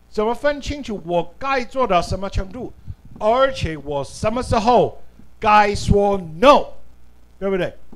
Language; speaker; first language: Chinese; non-native, fluent; English